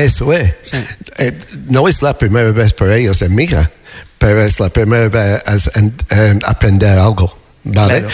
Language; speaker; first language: Spanish; non-native, fluent; English